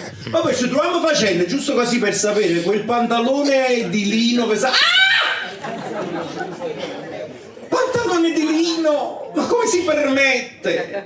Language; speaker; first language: Italian; native; Italian